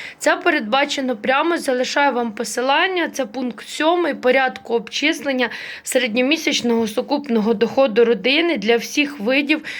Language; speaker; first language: Ukrainian; native; Ukrainian